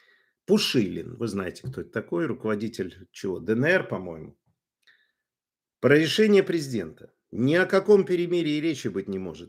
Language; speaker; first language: Russian; native; Russian